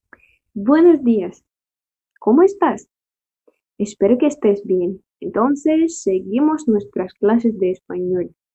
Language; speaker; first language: Spanish; non-native, fluent; Russian